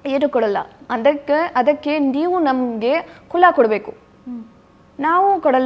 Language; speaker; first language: Kannada; non-native, local second language; Urdu